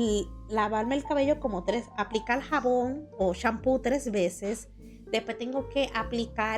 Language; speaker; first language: Spanish; early bilingual, heritage; Spanish